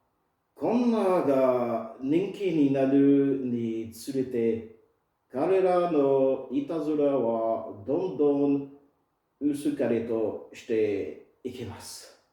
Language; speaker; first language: Japanese; non-native, fluent; French